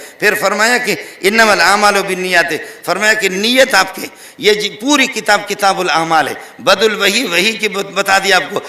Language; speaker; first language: Urdu; non-native, local second language; Brahui